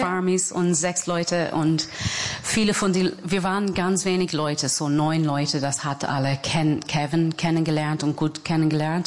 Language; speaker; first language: German; non-native, fluent; English